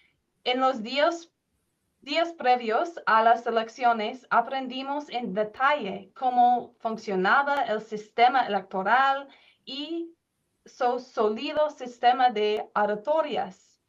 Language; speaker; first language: Spanish; non-native, learner; English